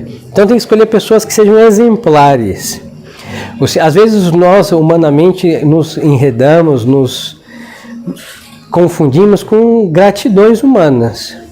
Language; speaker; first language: Portuguese; non-native, fluent; Spanish